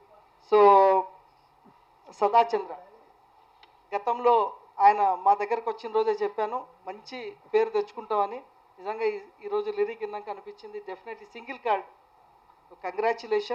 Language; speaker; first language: Telugu; native; Telugu